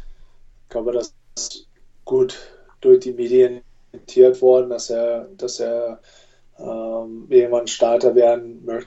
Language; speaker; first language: German; non-native, fluent; English